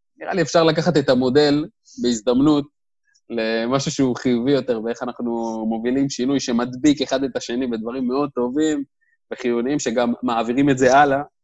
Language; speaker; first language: Hebrew; native; Hebrew